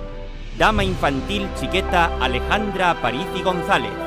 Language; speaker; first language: Catalan; native; Catalan